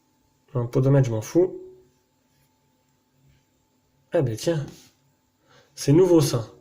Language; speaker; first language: French; native; French